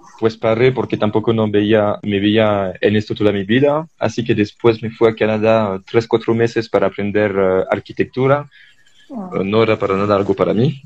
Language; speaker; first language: Spanish; non-native, fluent; French